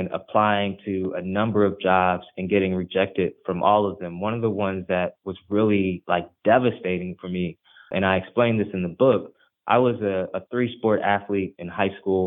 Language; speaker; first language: English; early bilingual, other home language; Haitian Creole